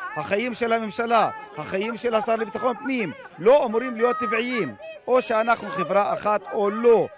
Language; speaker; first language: Hebrew; non-native, local second language; Arabic